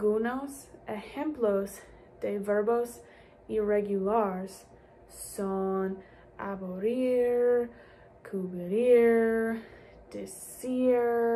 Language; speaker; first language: Spanish; non-native, learner; English